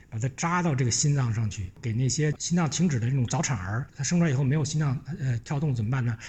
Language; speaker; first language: Chinese; native; Chinese